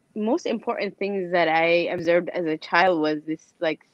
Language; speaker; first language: English; native; English